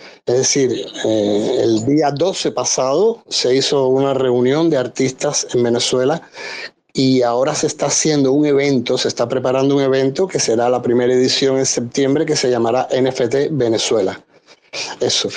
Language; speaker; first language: Spanish; native; Spanish